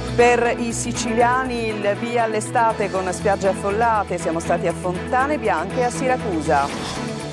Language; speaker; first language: Italian; native; Italian